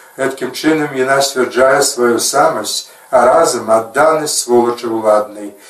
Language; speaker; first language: Belarusian; native; Belarusian